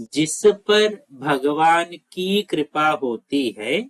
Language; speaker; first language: Hindi; non-native, local second language; Telugu